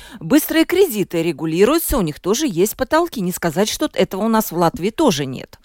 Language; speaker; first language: Russian; native; Russian